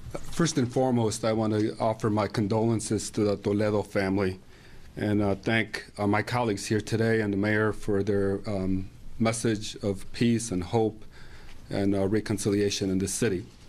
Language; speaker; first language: English; early bilingual, other home language; Spanish